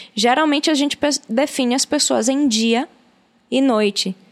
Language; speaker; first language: Portuguese; native; Portuguese